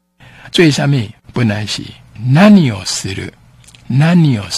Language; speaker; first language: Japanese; non-native, fluent; Min Nan Chinese